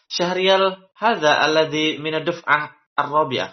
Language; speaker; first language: Arabic; non-native, fluent; Indonesian